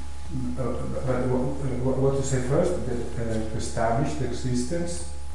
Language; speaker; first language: English; non-native, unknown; Italian